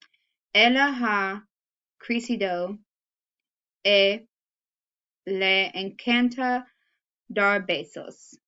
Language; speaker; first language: Spanish; non-native, learner; English